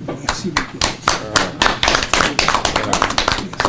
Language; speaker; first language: French; non-native, learner; Portuguese